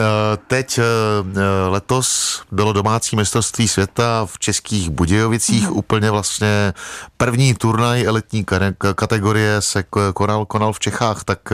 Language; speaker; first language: Czech; native; Czech